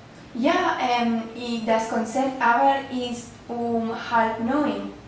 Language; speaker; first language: German; non-native, learner; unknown